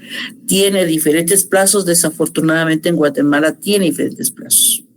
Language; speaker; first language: Spanish; native; Spanish